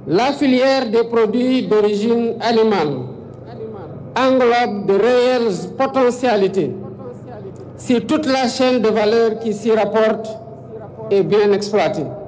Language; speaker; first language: French; non-native, local second language; Wolof